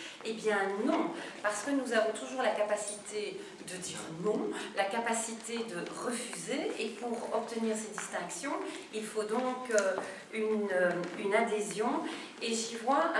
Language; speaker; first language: French; native; French